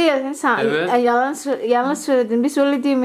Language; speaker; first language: Turkish; non-native, learner; Indonesian